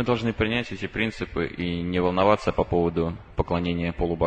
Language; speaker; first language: Russian; native; Russian